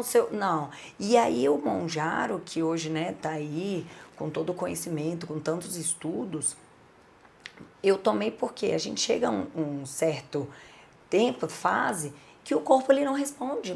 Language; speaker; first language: Portuguese; native; Portuguese